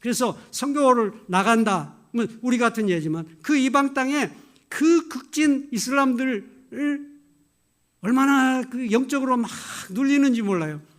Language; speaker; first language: Korean; native; Korean